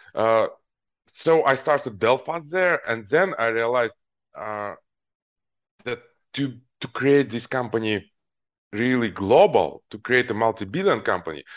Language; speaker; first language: English; non-native, fluent; Russian